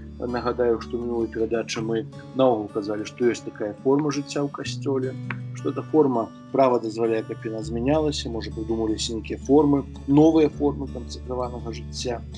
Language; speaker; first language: Belarusian; native; Belarusian